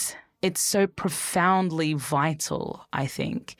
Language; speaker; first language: English; native; English